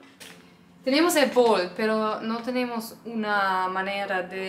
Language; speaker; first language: Spanish; non-native, learner; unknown